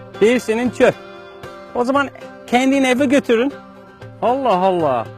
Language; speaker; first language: Turkish; non-native, learner; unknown